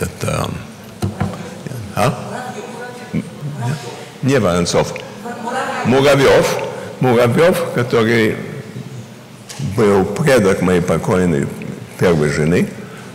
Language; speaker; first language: Russian; early bilingual, heritage; Russian